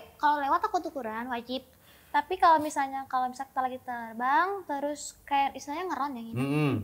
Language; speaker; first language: Indonesian; native; Indonesian